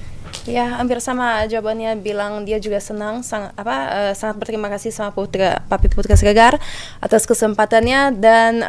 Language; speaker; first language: Indonesian; non-native, fluent; Portuguese